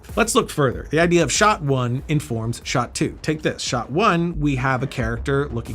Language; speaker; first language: English; native; English